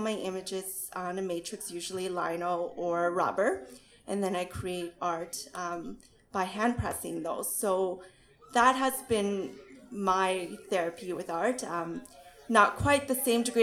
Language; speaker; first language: English; native; English